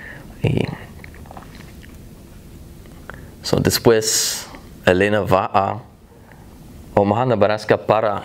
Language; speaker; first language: Spanish; non-native, learner; English